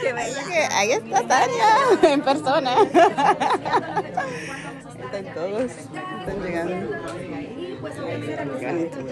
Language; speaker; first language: Spanish; non-native, fluent; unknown